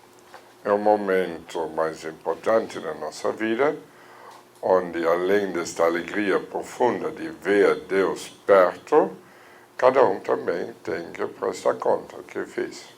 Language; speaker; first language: Portuguese; non-native, fluent; German